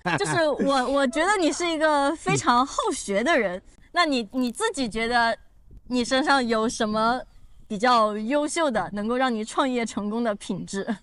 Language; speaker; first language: Chinese; native; Chinese